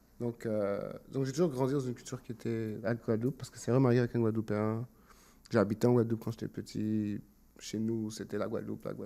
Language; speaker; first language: French; native; French